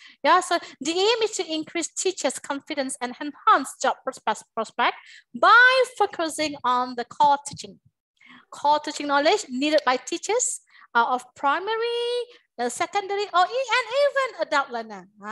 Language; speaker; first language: English; non-native, local second language; Malay